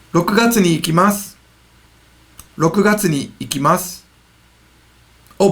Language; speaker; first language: Japanese; non-native, fluent; English